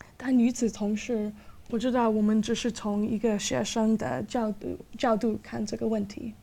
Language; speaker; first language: Chinese; non-native, fluent; English